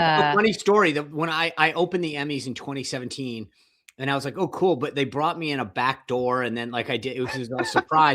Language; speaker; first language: English; native; English